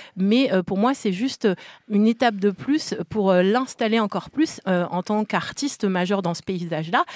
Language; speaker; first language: French; native; French